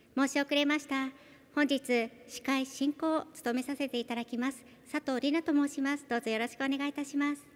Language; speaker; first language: Japanese; native; Japanese